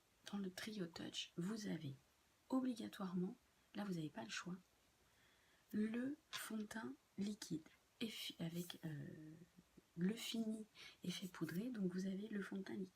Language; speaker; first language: French; native; French